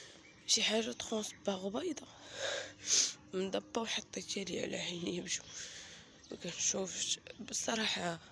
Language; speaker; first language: Arabic; native; Arabic